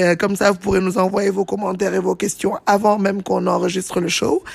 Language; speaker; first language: French; non-native, local second language; Wolof